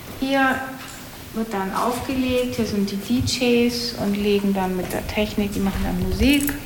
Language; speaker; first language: German; native; German